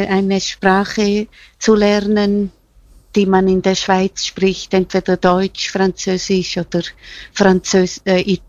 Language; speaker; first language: German; non-native, local second language; Italian